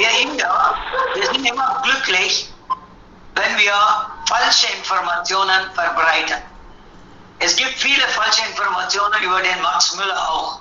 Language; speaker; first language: German; non-native, fluent; Tamil